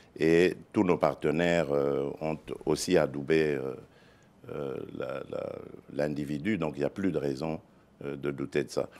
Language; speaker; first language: French; non-native, local second language; Luba-Lulua